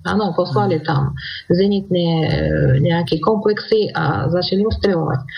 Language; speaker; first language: Slovak; non-native, fluent; Russian